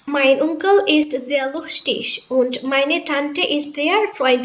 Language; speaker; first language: German; non-native, fluent; Bangla